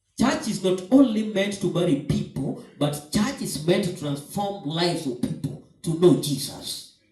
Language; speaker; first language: English; non-native, local second language; Swahili